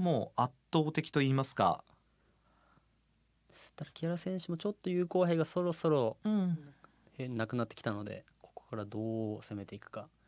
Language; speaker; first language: Japanese; native; Japanese